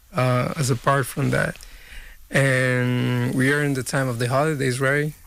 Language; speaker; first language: English; non-native, fluent; Portuguese